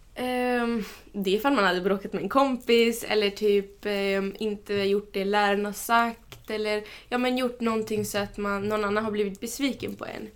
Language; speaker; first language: Swedish; early bilingual, other home language; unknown